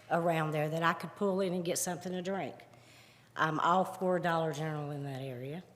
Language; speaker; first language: English; native; English